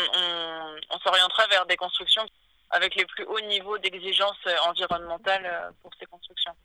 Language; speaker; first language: French; native; French